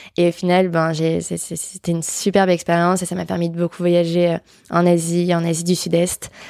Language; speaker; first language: French; native; French